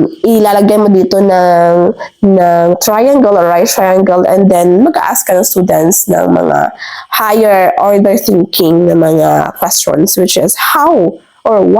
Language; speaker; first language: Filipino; native; Filipino